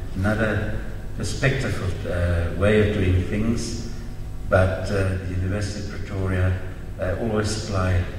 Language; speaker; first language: English; non-native, local second language; Afrikaans